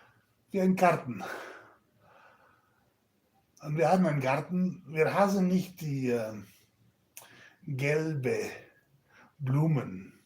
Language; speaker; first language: German; non-native, learner; Spanish